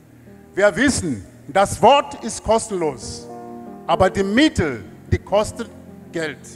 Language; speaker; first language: German; non-native, learner; Portuguese